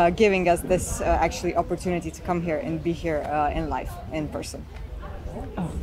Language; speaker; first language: English; non-native, fluent; Slovenian